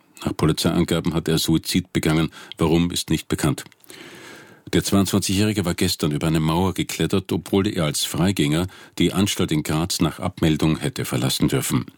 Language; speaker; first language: German; native; German